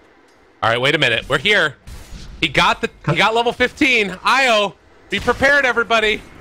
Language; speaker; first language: English; native; English